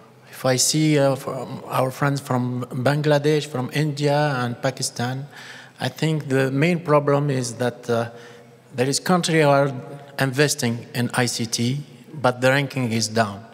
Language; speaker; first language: English; non-native, fluent; Arabic